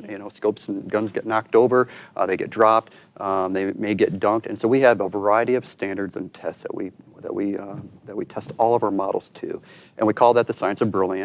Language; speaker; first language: English; native; English